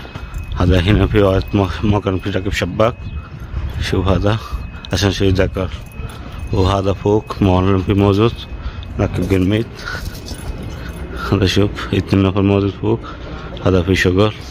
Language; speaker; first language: Arabic; non-native, learner; Bangla